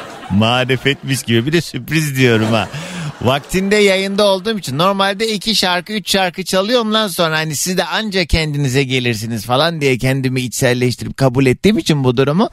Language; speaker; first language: Turkish; native; Turkish